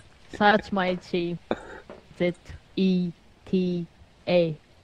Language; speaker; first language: English; non-native, learner; Japanese